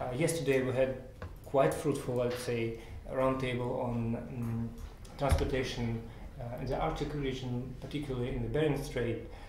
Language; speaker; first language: English; non-native, fluent; Russian